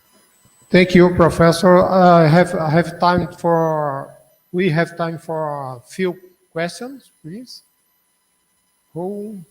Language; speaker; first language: English; non-native, learner; Portuguese